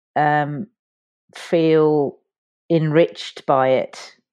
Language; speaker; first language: English; native; English